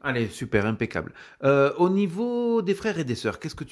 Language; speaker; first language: French; native; French